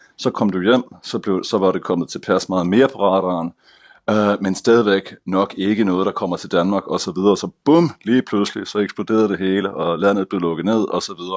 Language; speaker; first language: Danish; native; Danish